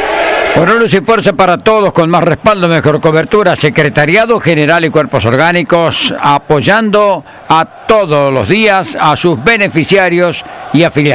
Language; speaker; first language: Spanish; native; Spanish